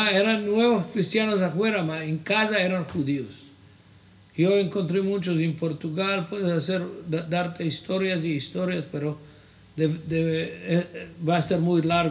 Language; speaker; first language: Spanish; non-native, fluent; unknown